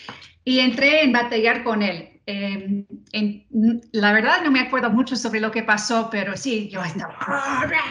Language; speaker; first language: Spanish; non-native, fluent; English